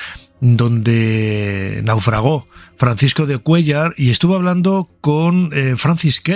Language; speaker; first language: Spanish; native; Spanish